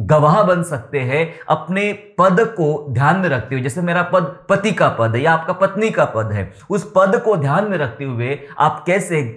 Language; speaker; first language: Hindi; non-native, local second language; Marathi